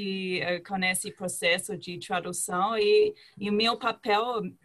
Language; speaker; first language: Portuguese; non-native, fluent; English